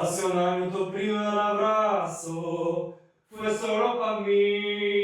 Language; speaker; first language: Spanish; non-native, fluent; English